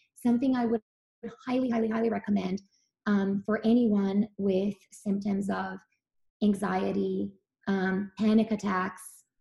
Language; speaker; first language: English; early bilingual, other home language; Serbian